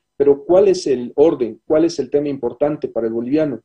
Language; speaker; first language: Spanish; native; Spanish